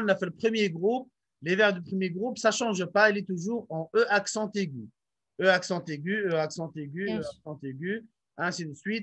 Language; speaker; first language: French; non-native, local second language; Arabic